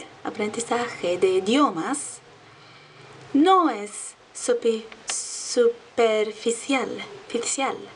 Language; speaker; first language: Spanish; non-native, learner; Arabic